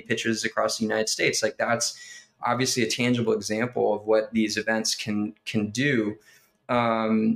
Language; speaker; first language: English; native; English